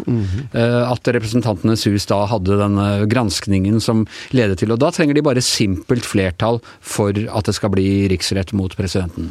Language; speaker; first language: Norwegian; native; Norwegian